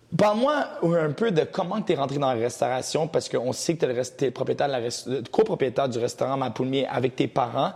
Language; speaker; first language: French; early bilingual, other home language; Portuguese